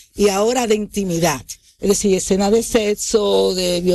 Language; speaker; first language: Spanish; native; Spanish